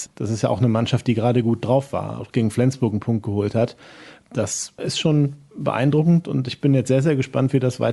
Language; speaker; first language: German; native; German